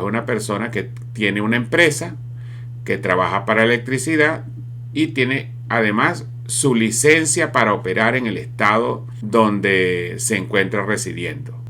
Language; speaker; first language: Spanish; native; Spanish